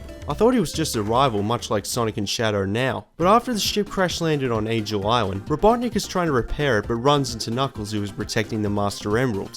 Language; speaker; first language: English; native; English